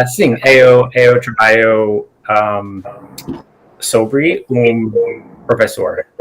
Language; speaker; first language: Portuguese; non-native, learner; English